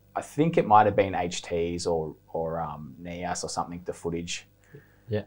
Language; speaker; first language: English; native; English